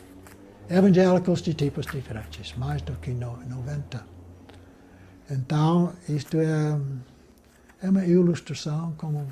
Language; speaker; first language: Portuguese; non-native, fluent; English